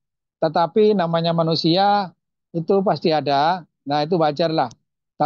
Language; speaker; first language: Indonesian; native; Indonesian